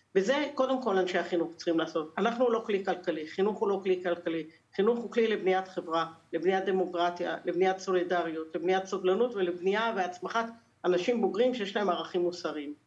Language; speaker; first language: Hebrew; native; Hebrew